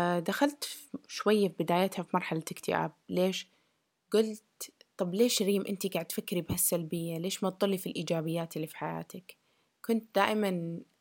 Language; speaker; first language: Arabic; early bilingual, heritage; Arabic